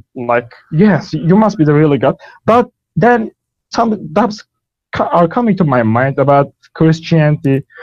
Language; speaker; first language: English; non-native, learner; Turkish